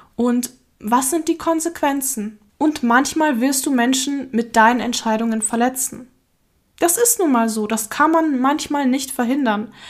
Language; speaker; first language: German; early bilingual, other home language; Russian